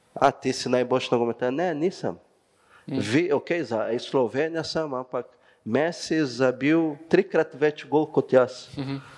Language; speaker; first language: Slovenian; non-native, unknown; Portuguese